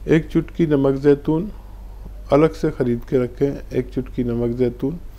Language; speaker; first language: Hindi; native; Hindi